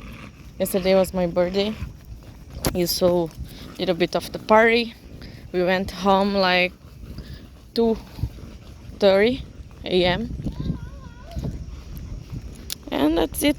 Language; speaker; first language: English; non-native, learner; Portuguese